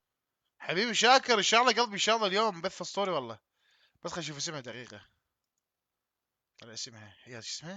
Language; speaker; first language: Arabic; native; Arabic